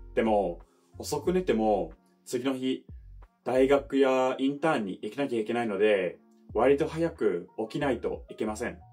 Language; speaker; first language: Japanese; non-native, fluent; English